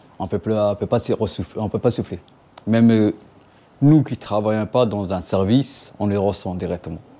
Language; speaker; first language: French; non-native, local second language; Somali